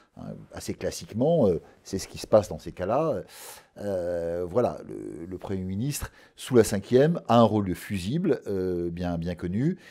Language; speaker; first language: French; native; French